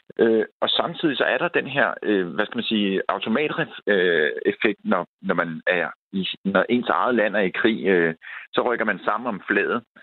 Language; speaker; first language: Danish; native; Danish